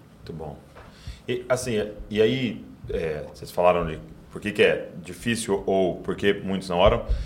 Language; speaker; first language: Portuguese; native; Portuguese